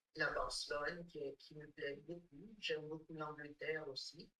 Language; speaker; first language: French; non-native, fluent; English